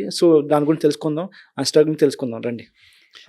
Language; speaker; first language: Telugu; native; Telugu